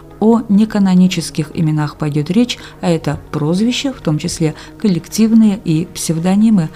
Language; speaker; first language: Russian; native; Russian